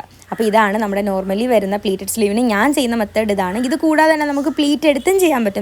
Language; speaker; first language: Malayalam; native; Malayalam